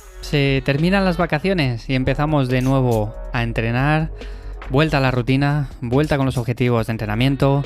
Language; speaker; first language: Spanish; native; Spanish